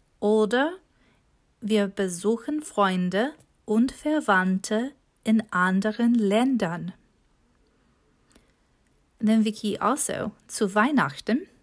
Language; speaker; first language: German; non-native, fluent; English